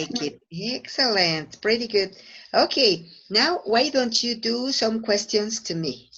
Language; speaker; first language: English; non-native, fluent; Spanish